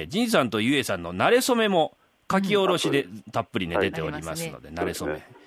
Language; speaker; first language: Japanese; native; Japanese